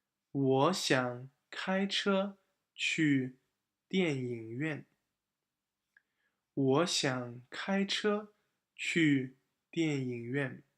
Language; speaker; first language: Chinese; non-native, fluent; English